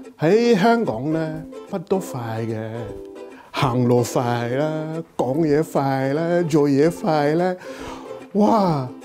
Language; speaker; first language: Cantonese; non-native, fluent; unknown